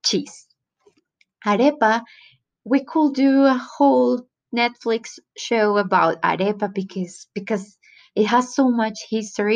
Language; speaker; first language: English; non-native, fluent; Spanish